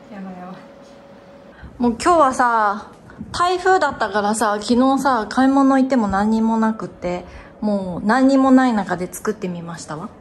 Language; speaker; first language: Japanese; native; Japanese